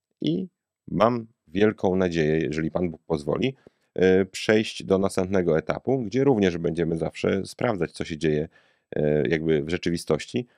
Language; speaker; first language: Polish; native; Polish